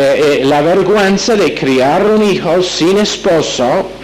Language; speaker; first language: Spanish; non-native, fluent; English